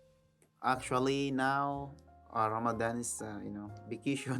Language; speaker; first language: English; non-native, learner; Filipino